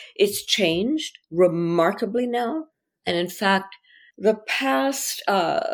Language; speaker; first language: English; early bilingual, other home language; French